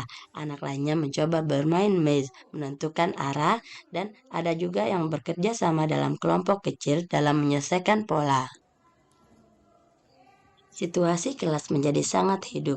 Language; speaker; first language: Indonesian; native; Indonesian